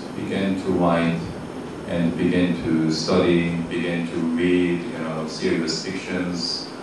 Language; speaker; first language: English; non-native, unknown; Korean